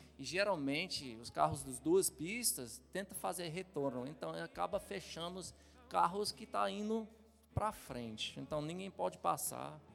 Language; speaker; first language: Portuguese; non-native, fluent; English